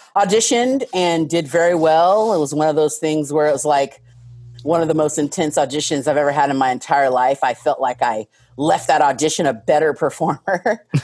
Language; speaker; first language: English; native; English